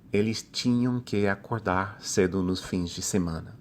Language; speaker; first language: Portuguese; non-native, fluent; English